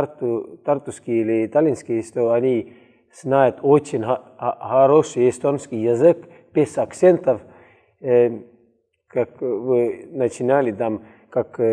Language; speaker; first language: Russian; non-native, learner; Estonian